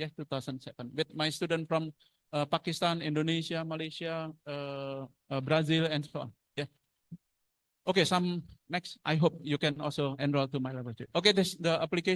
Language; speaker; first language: English; non-native, fluent; Indonesian